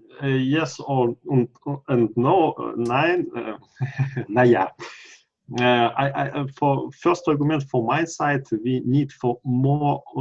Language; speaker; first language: English; non-native, learner; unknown